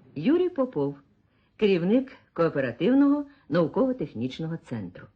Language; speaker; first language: Ukrainian; native; Ukrainian